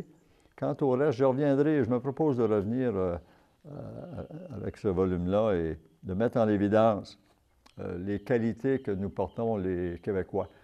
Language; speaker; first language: French; native; French